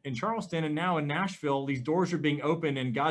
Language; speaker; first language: English; native; English